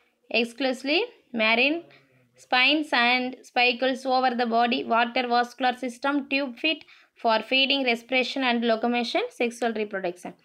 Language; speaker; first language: English; non-native, local second language; Tamil